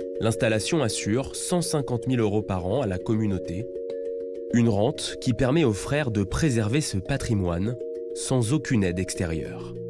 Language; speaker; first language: French; native; French